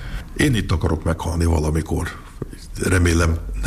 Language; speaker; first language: Hungarian; early bilingual, heritage; Hungarian